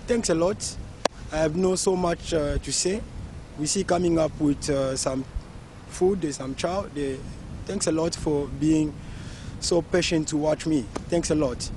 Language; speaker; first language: English; non-native, fluent; Lingala